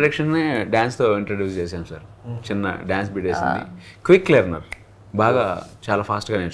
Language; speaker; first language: Telugu; native; Telugu